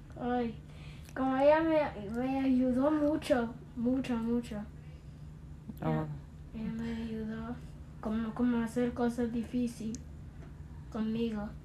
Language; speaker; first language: Spanish; early bilingual, heritage; Spanish